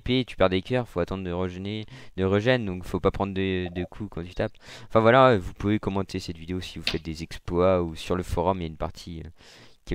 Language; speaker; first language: French; native; French